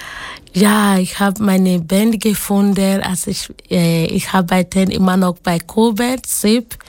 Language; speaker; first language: German; non-native, learner; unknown